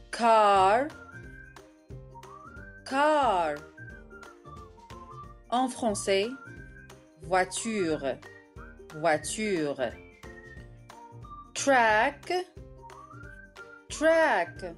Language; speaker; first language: French; non-native, local second language; Arabic